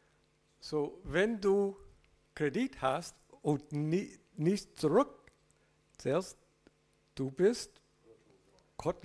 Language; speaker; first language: German; non-native, learner; English